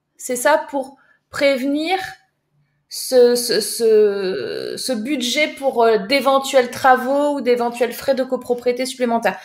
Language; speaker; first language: French; native; French